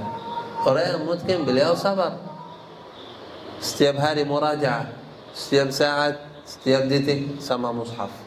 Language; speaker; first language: Indonesian; non-native, learner; Arabic